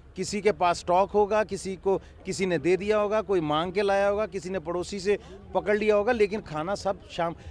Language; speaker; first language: Hindi; non-native, local second language; Punjabi